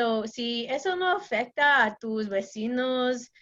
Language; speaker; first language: Spanish; non-native, fluent; English